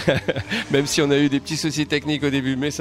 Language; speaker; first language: French; native; French